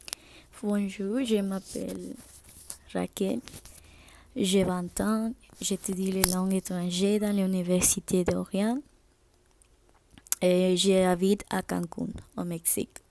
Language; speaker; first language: French; non-native, learner; Spanish